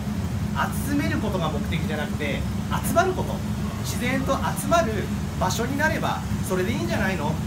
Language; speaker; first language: Japanese; native; Japanese